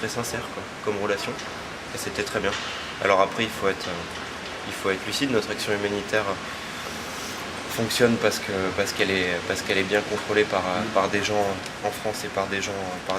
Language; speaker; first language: French; native; French